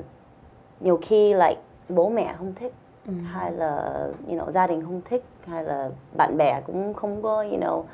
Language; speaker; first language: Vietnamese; early bilingual, heritage; Vietnamese